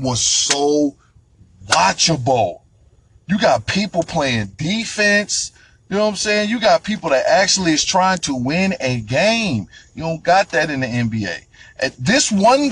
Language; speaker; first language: English; native; English